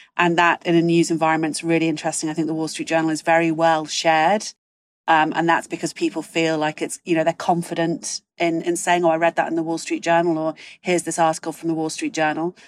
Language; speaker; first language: English; native; English